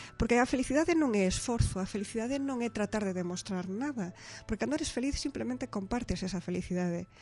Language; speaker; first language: Galician; non-native, local second language; Spanish